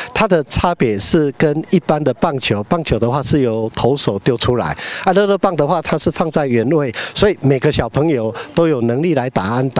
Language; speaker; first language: Chinese; native; Chinese